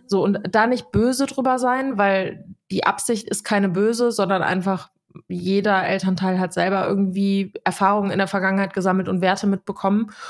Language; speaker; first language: German; early bilingual, other home language; Serbian